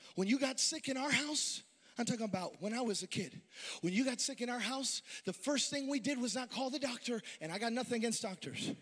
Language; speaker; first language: English; early bilingual, other home language; Spanish